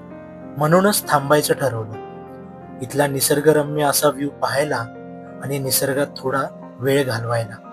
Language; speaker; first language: Marathi; native; Marathi